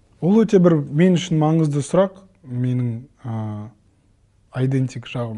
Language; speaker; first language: Kazakh; non-native, local second language; Russian